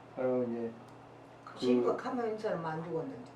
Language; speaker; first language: Korean; native; Korean